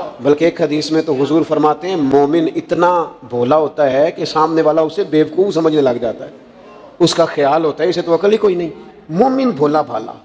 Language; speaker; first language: Urdu; non-native, local second language; Punjabi